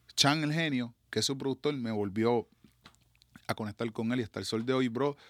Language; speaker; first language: Spanish; native; Spanish